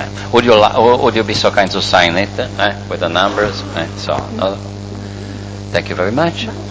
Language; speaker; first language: English; non-native, fluent; Italian